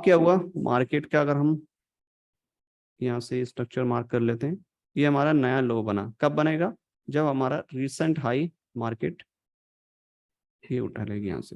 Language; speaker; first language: Hindi; native; Hindi